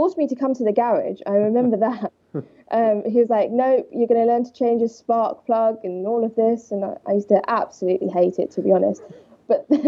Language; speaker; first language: English; native; English